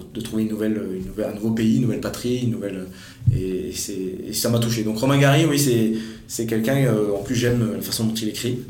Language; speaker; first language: French; native; French